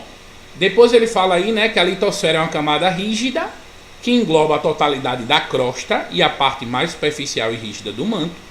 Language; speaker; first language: Portuguese; native; Portuguese